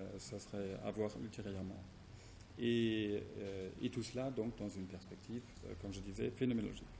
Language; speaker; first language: French; non-native, fluent; German